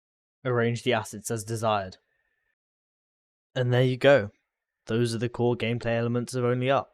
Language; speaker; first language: English; native; English